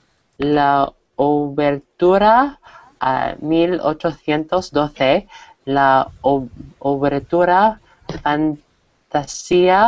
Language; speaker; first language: Spanish; non-native, learner; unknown